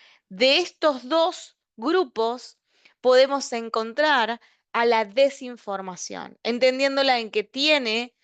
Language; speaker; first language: Spanish; native; Spanish